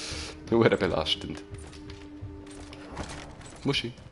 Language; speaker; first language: German; native; German